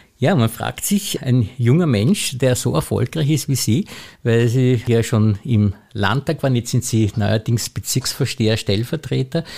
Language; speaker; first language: German; native; German